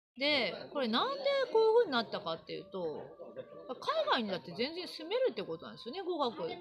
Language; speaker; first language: Japanese; native; Japanese